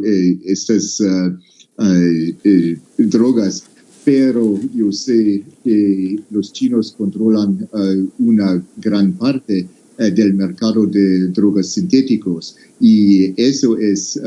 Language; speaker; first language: Spanish; non-native, fluent; English